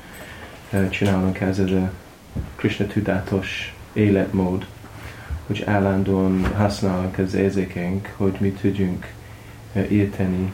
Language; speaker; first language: Hungarian; non-native, learner; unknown